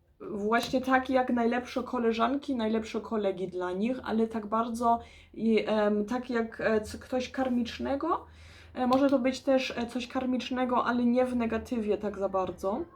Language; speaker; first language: Polish; early bilingual, heritage; Polish